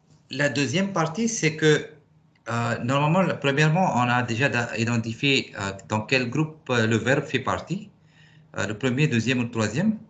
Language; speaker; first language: French; non-native, fluent; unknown